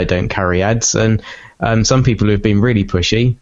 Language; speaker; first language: English; native; English